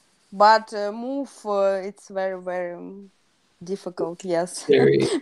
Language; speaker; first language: English; non-native, learner; Russian